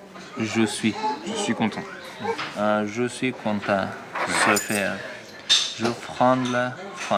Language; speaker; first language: French; non-native, learner; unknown